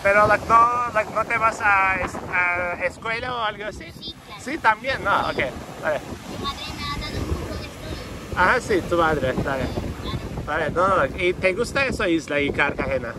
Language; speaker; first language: Spanish; non-native, learner; Turkish